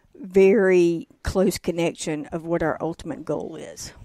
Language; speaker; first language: English; native; English